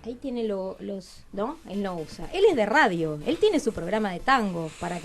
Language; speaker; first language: Spanish; native; Spanish